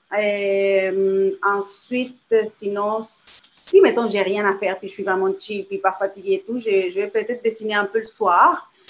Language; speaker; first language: French; non-native, fluent; Spanish